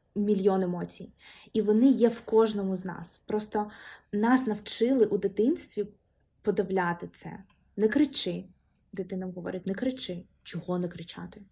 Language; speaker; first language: Ukrainian; non-native, local second language; Russian